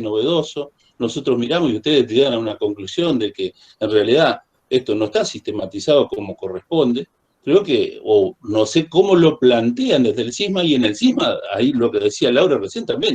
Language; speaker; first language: Spanish; native; Spanish